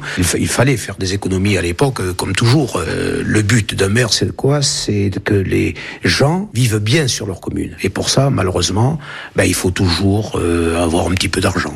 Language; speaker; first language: French; native; French